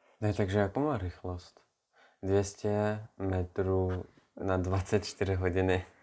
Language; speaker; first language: Czech; native; Czech